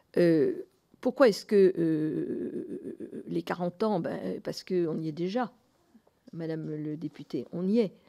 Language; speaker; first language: French; native; French